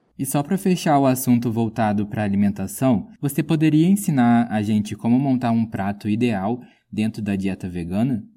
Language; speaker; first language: Portuguese; native; Portuguese